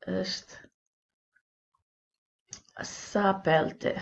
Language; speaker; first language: Albanian; non-native, learner; English